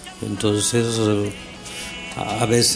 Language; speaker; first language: Spanish; non-native, fluent; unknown